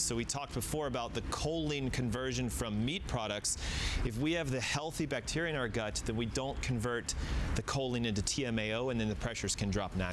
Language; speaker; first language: English; native; English